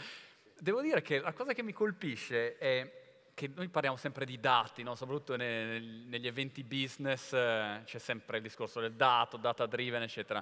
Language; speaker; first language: Italian; native; Italian